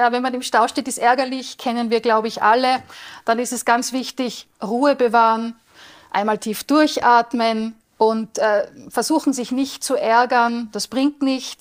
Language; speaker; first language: German; native; German